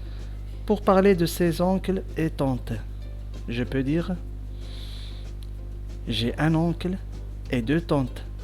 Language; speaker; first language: French; non-native, local second language; Arabic